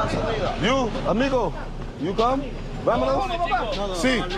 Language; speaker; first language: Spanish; non-native, learner; English